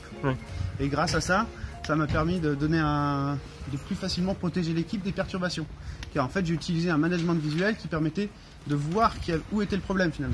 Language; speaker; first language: French; native; French